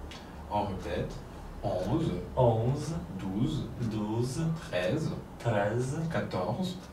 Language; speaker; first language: French; non-native, fluent; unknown